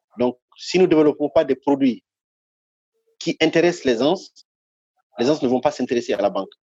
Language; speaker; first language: French; non-native, local second language; Fula